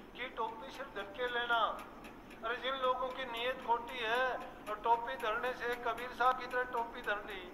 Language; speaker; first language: Hindi; native; Hindi